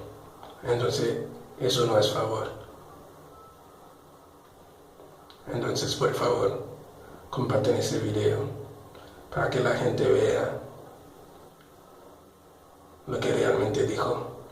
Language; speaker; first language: Spanish; non-native, local second language; Haitian Creole